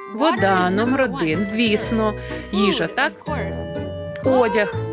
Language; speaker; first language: Ukrainian; non-native, fluent; English